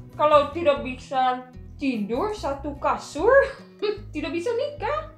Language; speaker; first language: Indonesian; non-native, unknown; Dutch